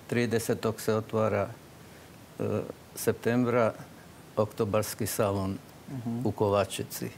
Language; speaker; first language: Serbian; non-native, local second language; Slovak